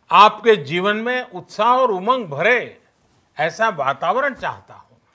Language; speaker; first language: Hindi; non-native, local second language; Gujarati